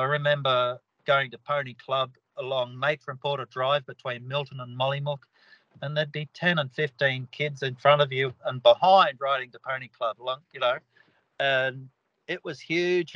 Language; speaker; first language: English; native; English